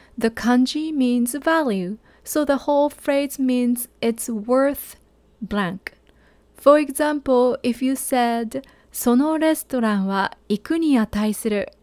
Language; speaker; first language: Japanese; native; Japanese